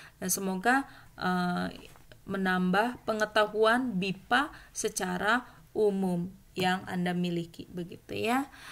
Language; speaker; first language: Indonesian; native; Indonesian